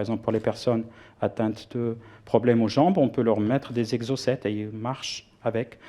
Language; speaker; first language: French; non-native, local second language; Arabic